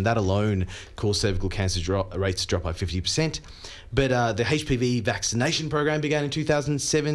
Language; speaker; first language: English; non-native, local second language; Hindi